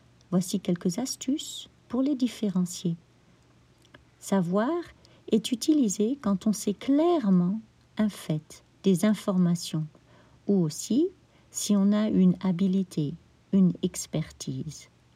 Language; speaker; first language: French; native; French